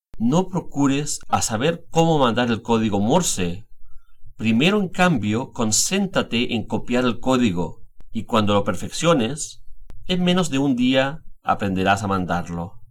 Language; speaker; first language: Spanish; native; Spanish